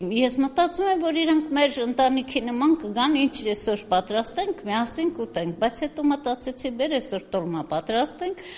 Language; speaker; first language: Armenian; native; Armenian